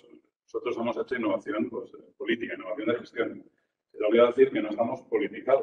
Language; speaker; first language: Spanish; native; Spanish